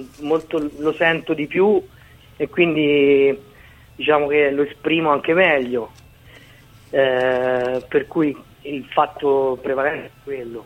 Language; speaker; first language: Italian; native; Italian